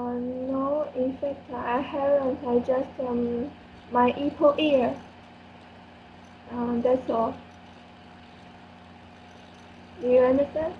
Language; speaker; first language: English; non-native, learner; French